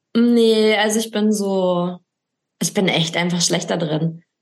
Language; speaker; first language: German; native; German